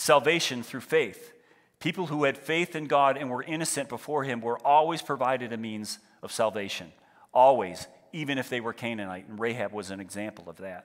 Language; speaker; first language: English; native; English